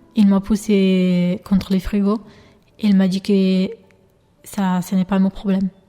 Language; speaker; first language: French; early bilingual, other home language; Albanian